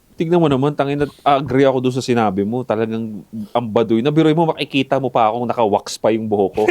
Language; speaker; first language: Filipino; native; Filipino